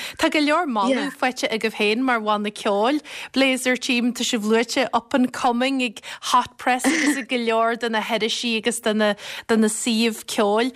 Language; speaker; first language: Irish; native; Irish